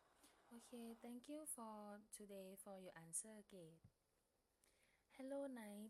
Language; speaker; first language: English; non-native, learner; Thai